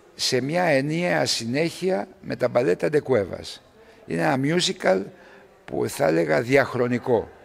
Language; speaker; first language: Greek; early bilingual, heritage; Greek